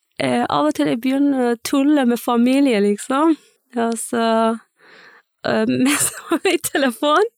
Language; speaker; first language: Norwegian; early bilingual, other home language; Persian